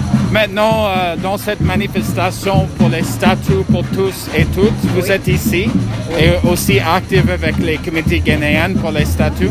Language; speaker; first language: French; non-native, learner; English